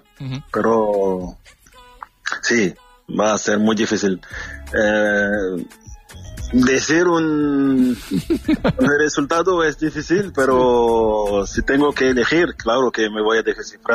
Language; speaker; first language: Spanish; non-native, learner; French